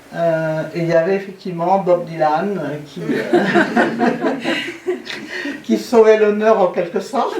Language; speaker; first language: French; native; French